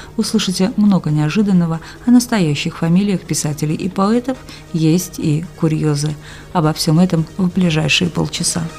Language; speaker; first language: Russian; native; Russian